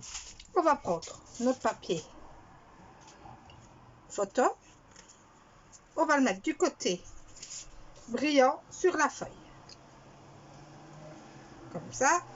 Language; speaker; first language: French; native; French